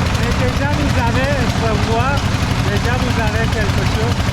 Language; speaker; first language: French; non-native, learner; Persian